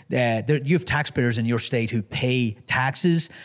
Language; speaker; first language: English; native; English